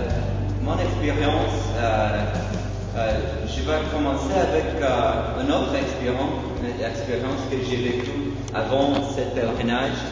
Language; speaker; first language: French; non-native, fluent; Polish